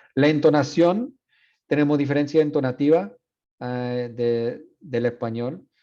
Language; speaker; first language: Spanish; non-native, fluent; English